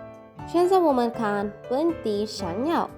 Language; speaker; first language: Chinese; non-native, learner; Sinhala